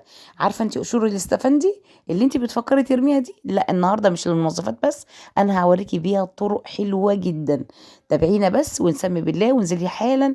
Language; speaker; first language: Arabic; native; Arabic